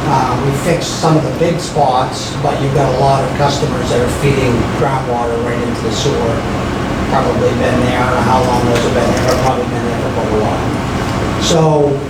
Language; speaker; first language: English; native; English